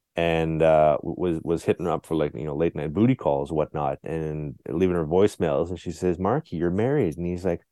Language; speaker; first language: English; native; English